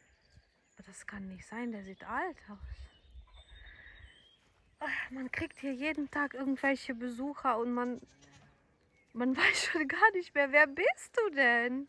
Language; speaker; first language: German; non-native, fluent; Ukrainian